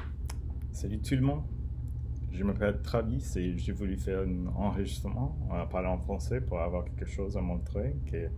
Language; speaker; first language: French; non-native, learner; English